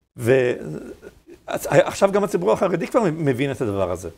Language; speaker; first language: Hebrew; native; Hebrew